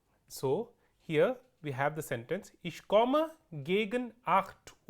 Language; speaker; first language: German; non-native, fluent; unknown